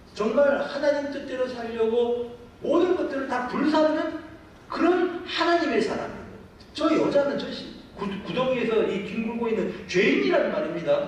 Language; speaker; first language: Korean; native; Korean